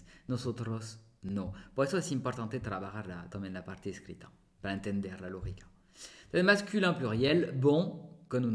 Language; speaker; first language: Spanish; non-native, fluent; French